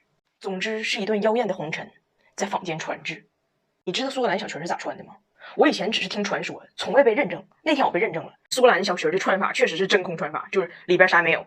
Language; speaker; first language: Chinese; native; Chinese